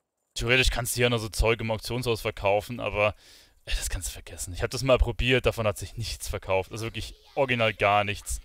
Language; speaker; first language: German; native; German